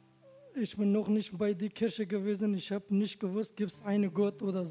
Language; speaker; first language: German; non-native, learner; Turkish